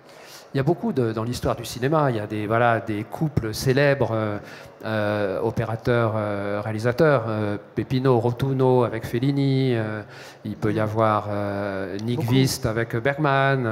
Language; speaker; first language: French; native; French